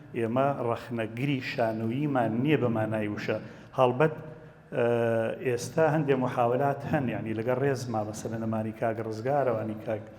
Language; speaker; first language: Central Kurdish; native; Central Kurdish